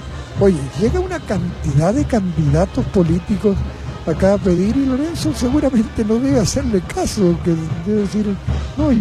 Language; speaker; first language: Spanish; native; Spanish